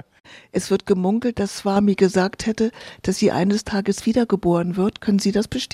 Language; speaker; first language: German; native; German